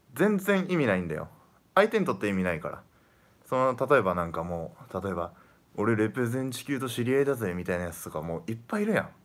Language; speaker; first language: Japanese; native; Japanese